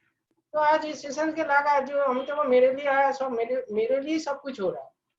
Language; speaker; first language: Hindi; non-native, local second language; Bangla